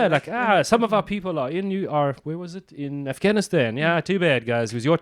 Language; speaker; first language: English; native; English